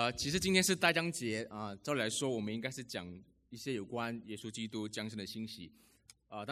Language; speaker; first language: Chinese; native; Chinese